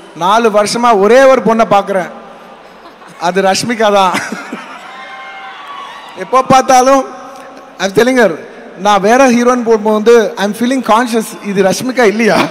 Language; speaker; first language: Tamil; non-native, local second language; Telugu